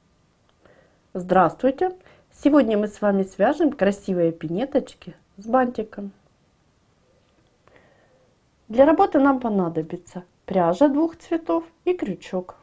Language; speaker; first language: Russian; native; Russian